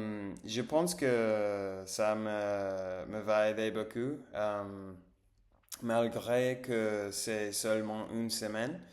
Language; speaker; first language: French; non-native, learner; English